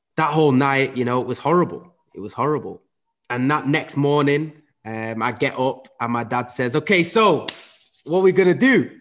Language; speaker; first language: English; native; English